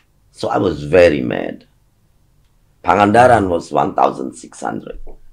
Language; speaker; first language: English; non-native, fluent; Indonesian